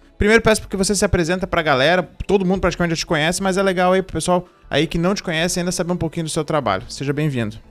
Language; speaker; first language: Portuguese; native; Portuguese